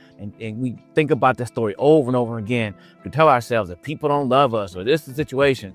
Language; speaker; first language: English; native; English